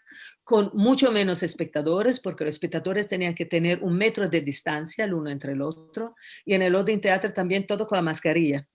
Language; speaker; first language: Spanish; non-native, fluent; Italian